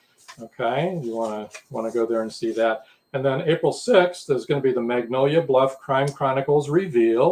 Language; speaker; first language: English; native; English